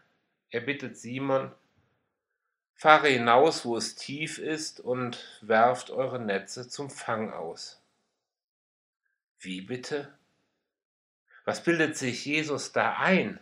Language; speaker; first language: German; native; German